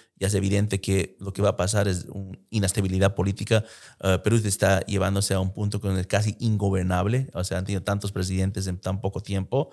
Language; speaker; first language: Spanish; early bilingual, heritage; Spanish